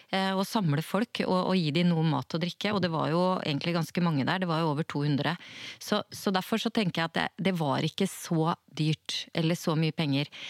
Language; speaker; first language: Norwegian; native; Norwegian